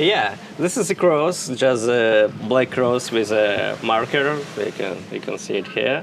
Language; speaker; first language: English; non-native, fluent; Russian